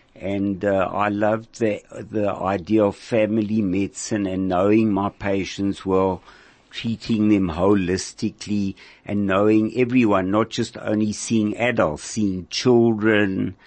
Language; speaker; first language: English; native; English